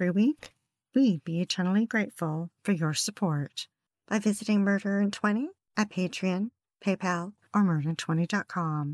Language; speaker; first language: English; native; English